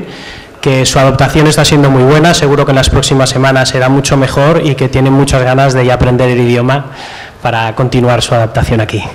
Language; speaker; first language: Spanish; native; Spanish